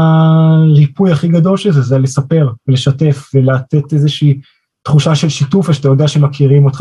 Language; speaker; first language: Hebrew; native; Hebrew